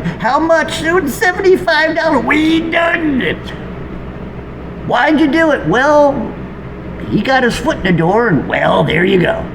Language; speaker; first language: English; native; English